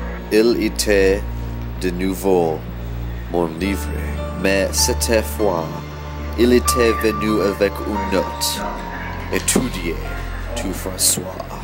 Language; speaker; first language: French; non-native, learner; English